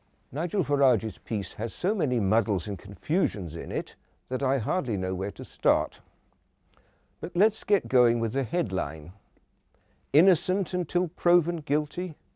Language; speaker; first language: English; native; English